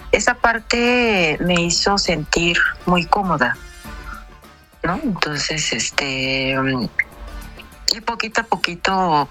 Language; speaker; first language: Spanish; non-native, fluent; Japanese